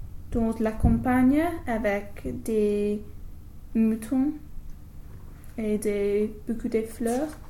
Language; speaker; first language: French; non-native, learner; English